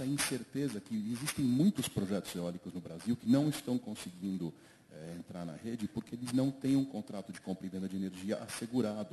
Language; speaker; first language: Portuguese; native; Portuguese